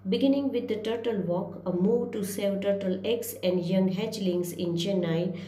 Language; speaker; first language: English; non-native, local second language; Gujarati